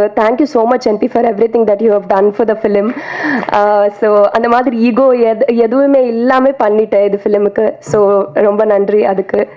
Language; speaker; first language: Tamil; non-native, learner; Telugu